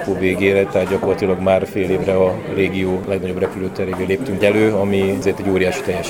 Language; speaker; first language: Hungarian; native; Hungarian